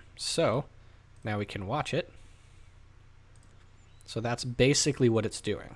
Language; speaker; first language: English; native; English